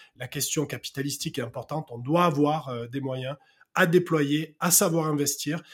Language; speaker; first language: French; native; French